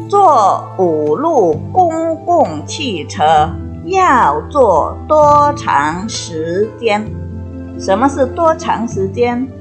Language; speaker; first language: Chinese; non-native, fluent; Indonesian